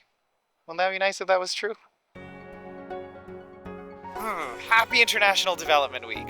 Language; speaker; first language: English; native; English